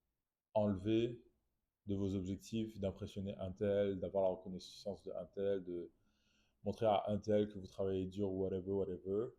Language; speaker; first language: French; native; French